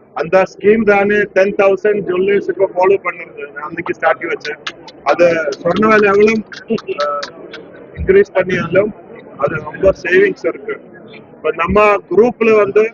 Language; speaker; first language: Tamil; non-native, learner; Malayalam